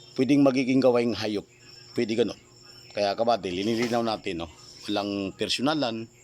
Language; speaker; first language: Filipino; non-native, local second language; Maranao